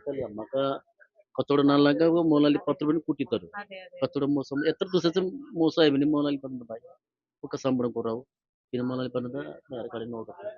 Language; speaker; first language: Malayalam; non-native, local second language; Nepali